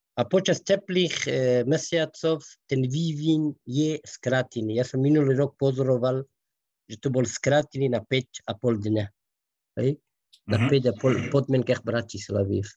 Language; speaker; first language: Slovak; non-native, fluent; Persian